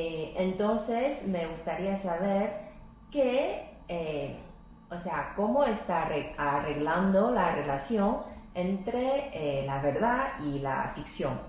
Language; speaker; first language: Spanish; non-native, fluent; Chinese